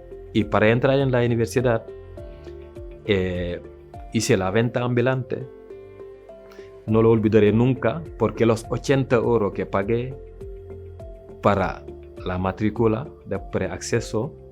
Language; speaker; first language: Spanish; non-native, local second language; French